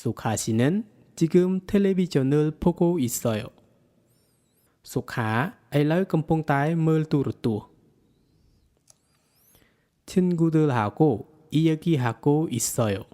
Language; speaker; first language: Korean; non-native, fluent; Khmer